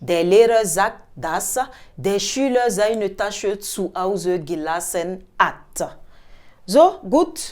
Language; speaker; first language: German; non-native, fluent; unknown